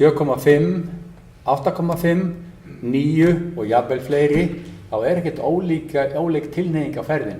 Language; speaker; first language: Icelandic; native; Icelandic